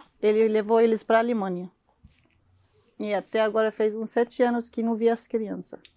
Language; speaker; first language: Portuguese; non-native, learner; Arabic